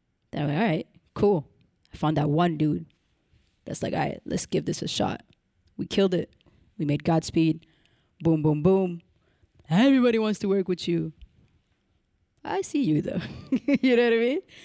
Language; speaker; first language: English; early bilingual, other home language; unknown